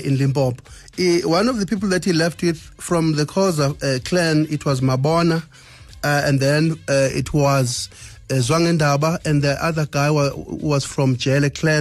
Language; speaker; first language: English; non-native, local second language; Zulu